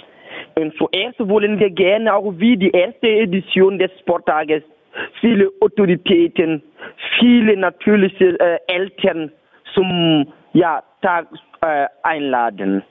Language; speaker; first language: German; non-native, learner; Bambara